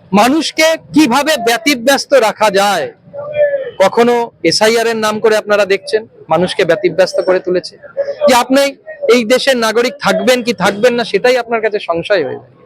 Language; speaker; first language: Bangla; native; Bangla